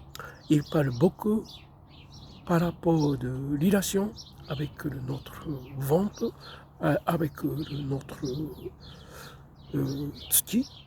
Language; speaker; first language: French; non-native, fluent; Japanese